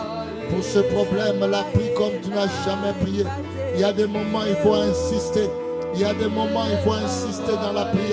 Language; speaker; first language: French; non-native, local second language; Lingala